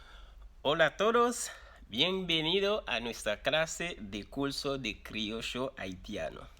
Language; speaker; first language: Spanish; non-native, fluent; Haitian Creole